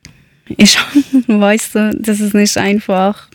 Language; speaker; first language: German; non-native, learner; Persian